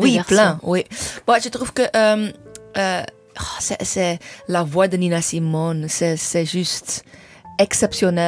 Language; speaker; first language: French; non-native, fluent; English